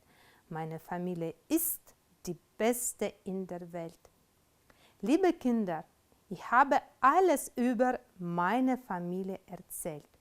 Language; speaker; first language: German; non-native, fluent; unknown